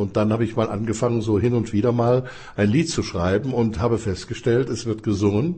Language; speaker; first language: German; native; German